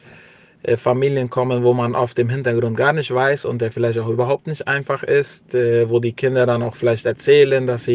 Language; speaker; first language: German; early bilingual, heritage; German